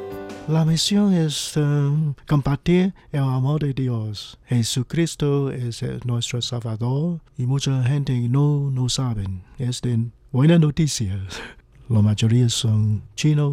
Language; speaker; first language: Spanish; non-native, learner; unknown